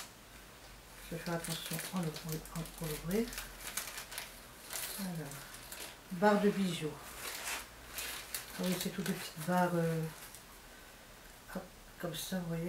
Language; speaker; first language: French; native; French